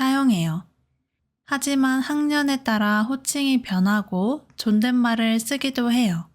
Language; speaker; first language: Korean; native; Korean